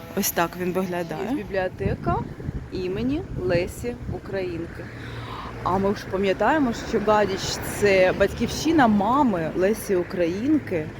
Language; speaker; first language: Ukrainian; non-native, local second language; Russian